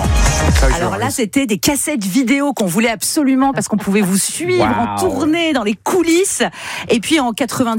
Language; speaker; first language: French; native; French